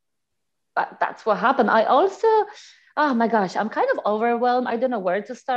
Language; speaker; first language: English; non-native, fluent; Polish